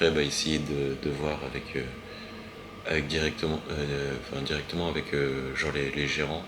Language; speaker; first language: French; native; French